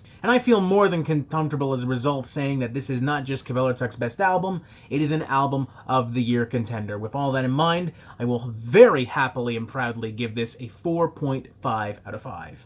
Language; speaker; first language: English; native; English